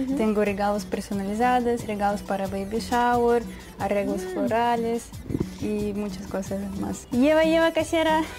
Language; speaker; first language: Spanish; non-native, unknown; Russian